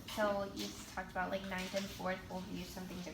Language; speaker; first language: English; native; English